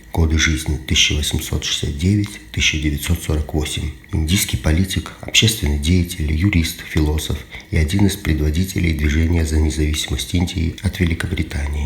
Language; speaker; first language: Russian; native; Russian